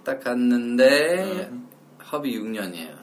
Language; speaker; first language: Korean; non-native, learner; English